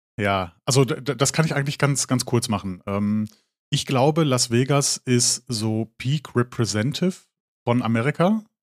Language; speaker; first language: German; native; German